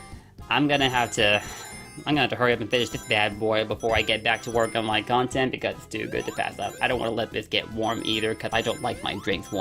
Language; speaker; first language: English; native; English